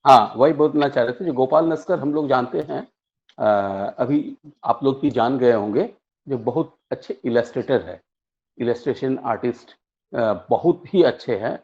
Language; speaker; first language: Hindi; native; Hindi